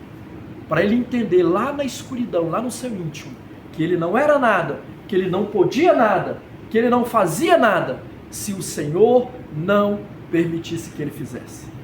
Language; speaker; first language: Portuguese; native; Portuguese